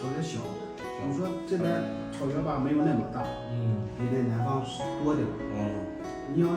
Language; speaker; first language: Chinese; native; Chinese